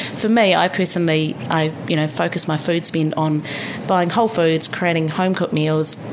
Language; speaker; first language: English; native; English